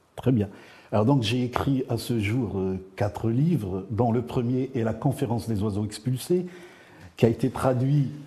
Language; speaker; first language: French; non-native, local second language; Arabic